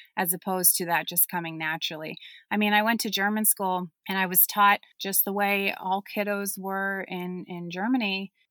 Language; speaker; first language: English; early bilingual, other home language; German